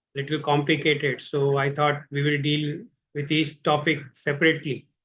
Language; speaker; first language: English; non-native, local second language; Hindi